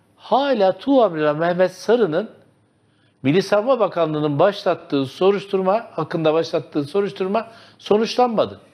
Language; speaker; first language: Turkish; native; Turkish